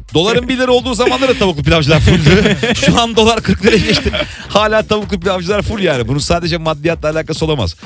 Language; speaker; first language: Turkish; native; Turkish